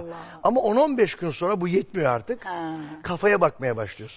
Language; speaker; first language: Turkish; native; Turkish